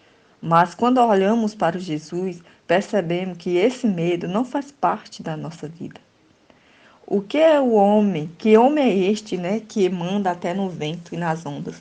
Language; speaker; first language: Portuguese; native; Portuguese